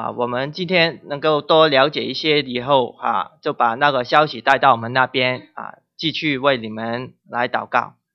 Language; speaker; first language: Chinese; non-native, local second language; Cantonese